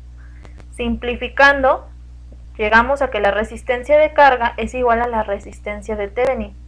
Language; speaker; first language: Spanish; native; Spanish